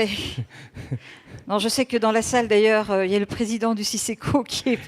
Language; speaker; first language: French; native; French